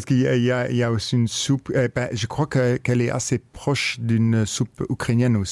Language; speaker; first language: French; non-native, local second language; Luxembourgish